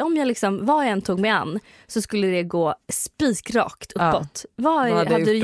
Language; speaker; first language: Swedish; native; Swedish